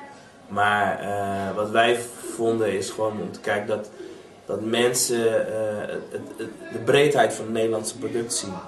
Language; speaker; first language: Dutch; native; Dutch